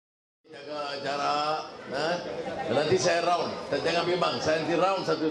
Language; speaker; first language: Malay; native; Malay